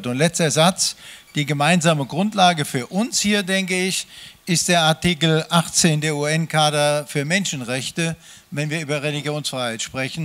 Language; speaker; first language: German; native; German